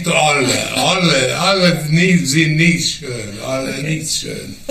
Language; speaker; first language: German; non-native, fluent; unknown